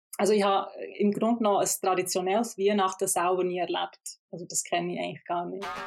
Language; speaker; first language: German; early bilingual, other home language; Albanian